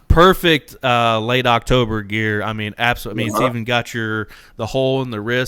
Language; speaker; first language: English; native; English